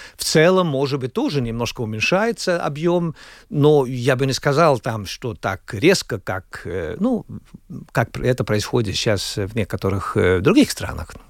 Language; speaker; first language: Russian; non-native, fluent; Swedish